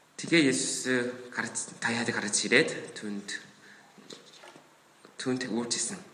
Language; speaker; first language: Mongolian; non-native, fluent; Korean